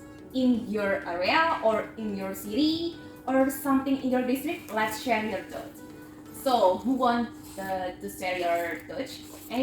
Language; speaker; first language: English; non-native, fluent; Indonesian